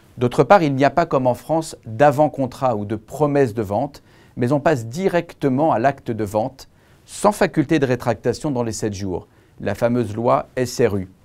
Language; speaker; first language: French; native; French